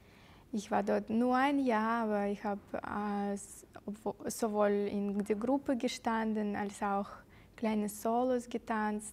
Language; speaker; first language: German; non-native, fluent; Russian